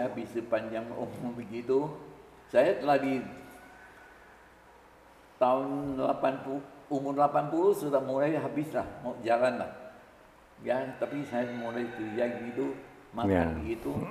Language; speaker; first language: Indonesian; early bilingual, other home language; Min Nan Chinese